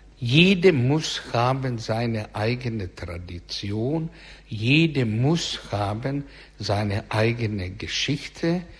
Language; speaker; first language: German; non-native, learner; Russian